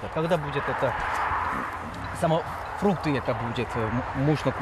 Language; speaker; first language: Russian; non-native, learner; Korean